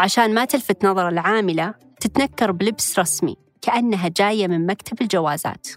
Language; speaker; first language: Arabic; native; Arabic